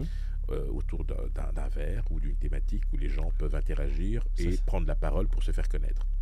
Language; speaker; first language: French; native; French